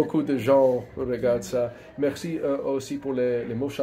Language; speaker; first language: French; non-native, learner; English